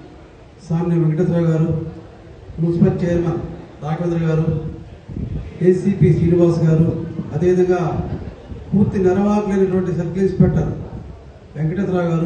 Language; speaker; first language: Telugu; native; Telugu